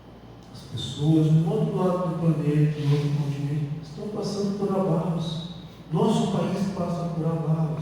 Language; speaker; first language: Portuguese; native; Portuguese